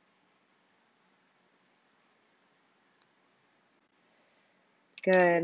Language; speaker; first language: English; native; English